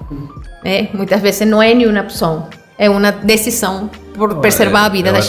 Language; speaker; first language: Portuguese; non-native, fluent; Spanish